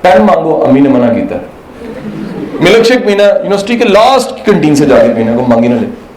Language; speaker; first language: Urdu; native; Urdu